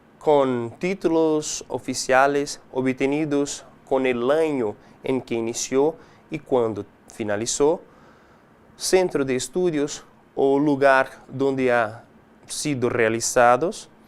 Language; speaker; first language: Spanish; non-native, fluent; Portuguese